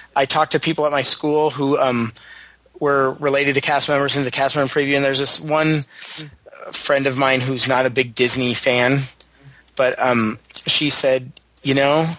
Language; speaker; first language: English; native; English